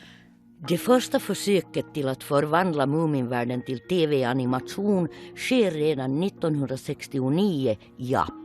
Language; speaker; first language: Swedish; native; Swedish